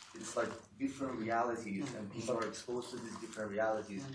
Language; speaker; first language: English; non-native, fluent; Persian